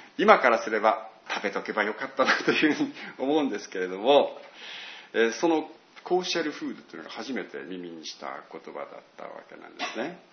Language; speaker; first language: Japanese; native; Japanese